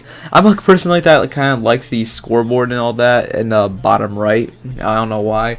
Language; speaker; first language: English; native; English